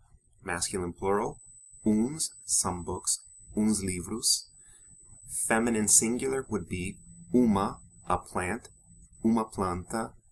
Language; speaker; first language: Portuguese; non-native, fluent; English